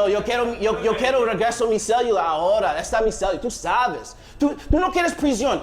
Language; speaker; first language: Spanish; non-native, learner; English